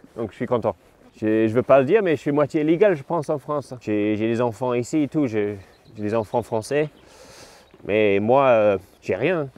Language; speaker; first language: French; non-native, fluent; English